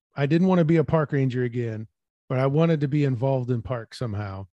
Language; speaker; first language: English; native; English